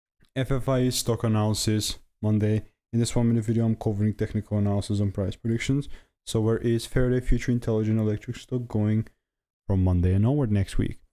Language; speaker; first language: English; native; English